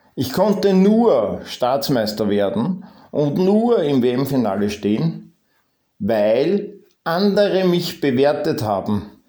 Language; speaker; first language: German; native; German